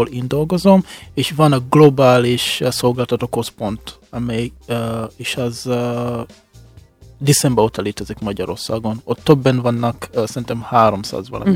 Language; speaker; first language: Hungarian; non-native, fluent; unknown